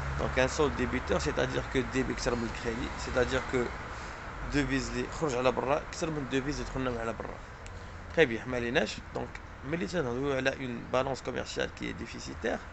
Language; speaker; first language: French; non-native, local second language; Arabic